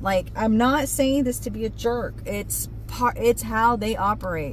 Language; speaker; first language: English; native; English